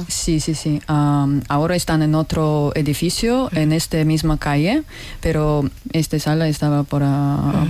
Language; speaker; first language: Spanish; non-native, learner; Russian